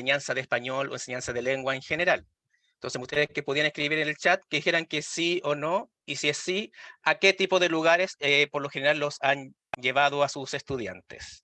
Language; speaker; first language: Spanish; native; Spanish